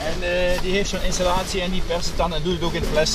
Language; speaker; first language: Dutch; native; Dutch